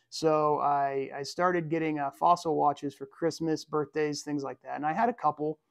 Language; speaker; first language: English; native; English